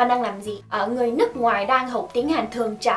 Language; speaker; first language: Vietnamese; non-native, fluent; Korean